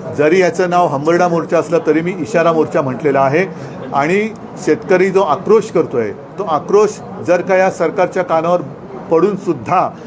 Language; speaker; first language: Marathi; native; Marathi